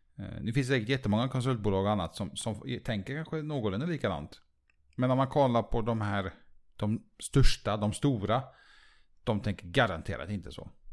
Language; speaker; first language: Swedish; early bilingual, other home language; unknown